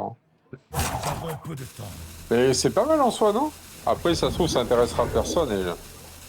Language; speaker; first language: French; native; French